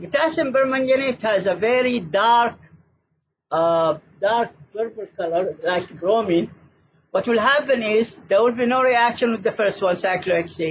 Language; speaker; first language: English; non-native, fluent; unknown